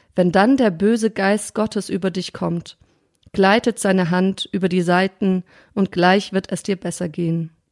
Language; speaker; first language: German; native; German